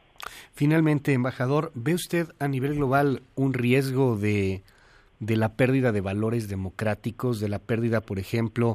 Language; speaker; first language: Spanish; native; Spanish